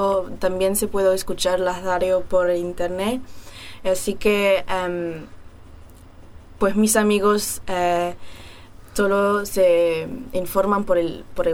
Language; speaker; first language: Spanish; early bilingual, heritage; German